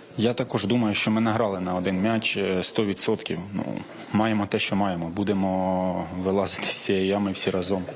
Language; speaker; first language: Ukrainian; non-native, local second language; Russian